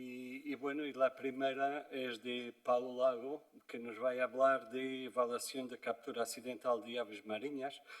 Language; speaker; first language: Spanish; non-native, fluent; Portuguese